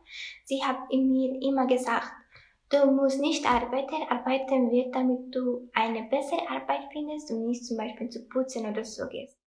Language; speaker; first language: German; non-native, learner; Italian